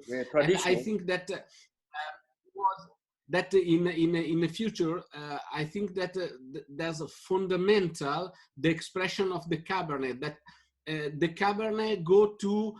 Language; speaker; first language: English; non-native, fluent; Italian